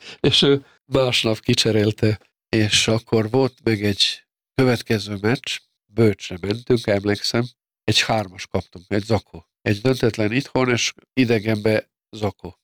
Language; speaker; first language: Hungarian; non-native, fluent; Serbian